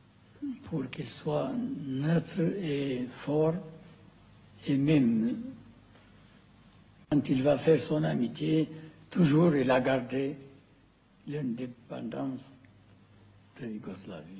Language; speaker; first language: French; non-native, fluent; Amharic